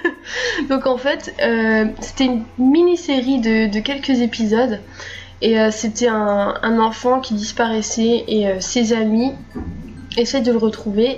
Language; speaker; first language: French; native; French